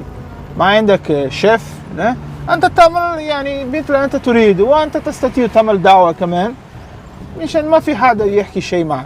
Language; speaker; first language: Arabic; non-native, learner; Portuguese